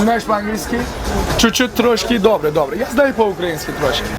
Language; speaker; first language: Ukrainian; non-native, learner; Turkish